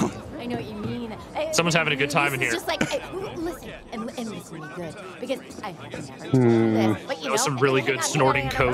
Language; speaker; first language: English; native; English